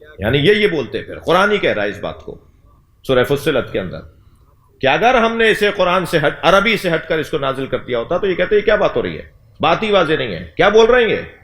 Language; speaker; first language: Urdu; native; Urdu